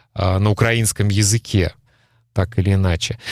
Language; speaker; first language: Russian; native; Russian